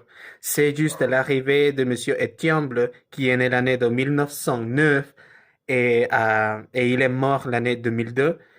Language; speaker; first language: French; non-native, learner; Spanish